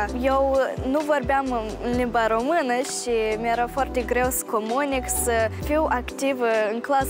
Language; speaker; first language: Romanian; early bilingual, heritage; Romanian